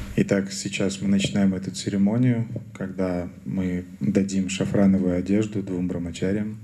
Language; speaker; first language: Russian; native; Russian